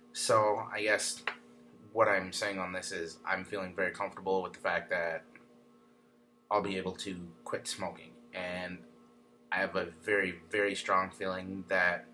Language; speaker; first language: English; native; English